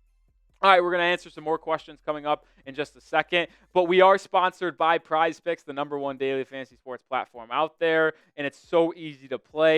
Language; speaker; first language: English; native; English